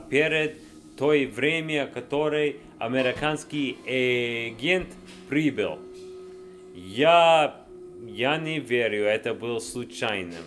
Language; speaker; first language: Russian; non-native, learner; English